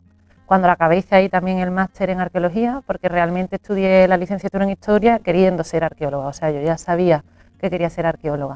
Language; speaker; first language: Spanish; native; Spanish